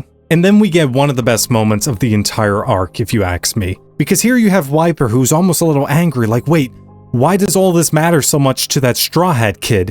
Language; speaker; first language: English; native; English